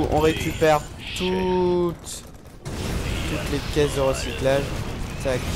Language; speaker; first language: French; native; French